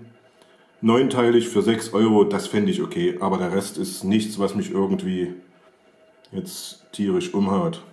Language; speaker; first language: German; native; German